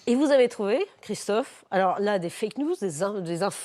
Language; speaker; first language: French; native; French